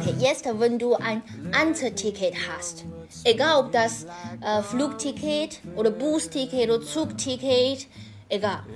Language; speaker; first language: German; non-native, learner; Chinese